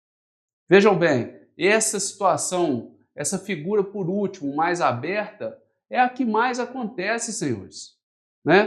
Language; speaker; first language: Portuguese; native; Portuguese